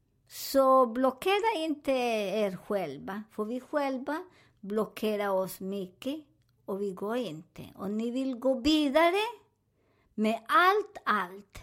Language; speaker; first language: Swedish; non-native, learner; Spanish